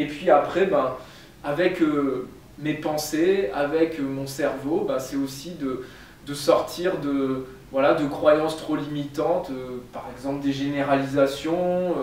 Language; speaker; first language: French; native; French